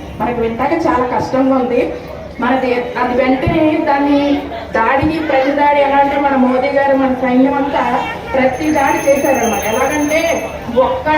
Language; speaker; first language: Telugu; native; Telugu